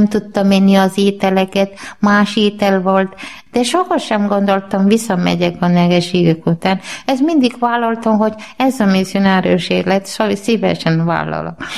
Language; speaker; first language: Hungarian; non-native, learner; Malayalam